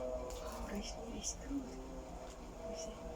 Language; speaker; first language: English; non-native, learner; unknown